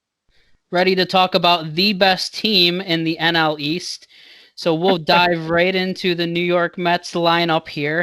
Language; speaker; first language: English; native; English